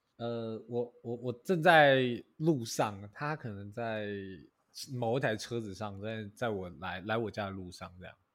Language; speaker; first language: Chinese; native; Chinese